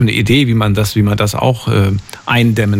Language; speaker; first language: German; native; German